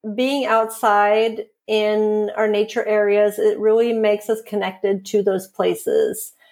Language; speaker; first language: English; non-native, fluent; Swedish